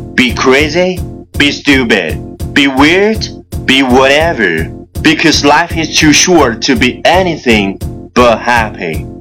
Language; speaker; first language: English; non-native, fluent; Chinese